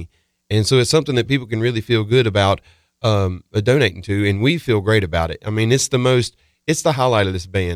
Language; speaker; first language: English; native; English